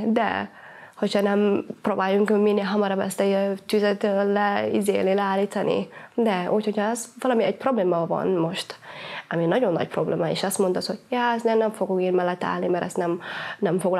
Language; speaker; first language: Hungarian; non-native, fluent; Somali